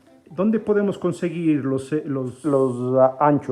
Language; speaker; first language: Spanish; native; Spanish